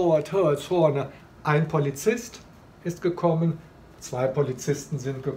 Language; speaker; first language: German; non-native, fluent; Chinese